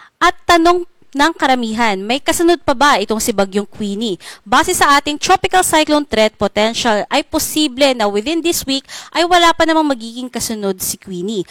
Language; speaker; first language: Filipino; non-native, local second language; Cebuano